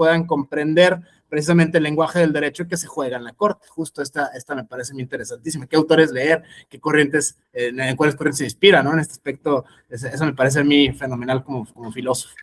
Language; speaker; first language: Spanish; native; Spanish